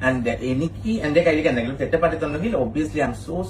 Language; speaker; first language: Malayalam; non-native, fluent; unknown